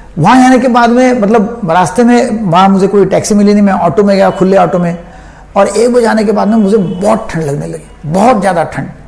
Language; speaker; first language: Hindi; non-native, local second language; Marathi